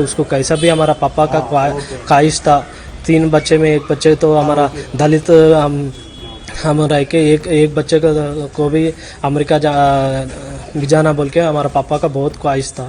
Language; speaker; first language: Hindi; non-native, local second language; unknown